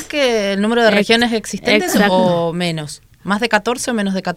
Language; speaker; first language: Spanish; native; Spanish